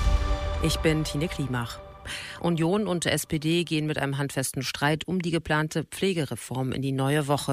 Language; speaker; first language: German; native; German